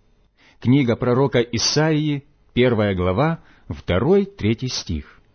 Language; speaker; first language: Russian; native; Russian